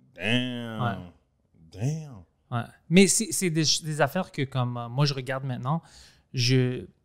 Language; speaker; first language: French; non-native, fluent; Greek